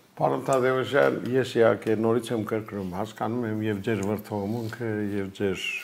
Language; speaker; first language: Armenian; native; Armenian